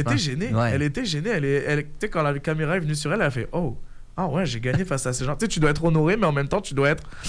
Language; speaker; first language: French; native; French